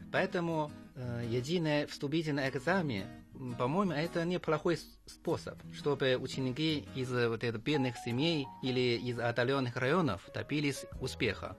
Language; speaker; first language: Russian; non-native, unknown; Chinese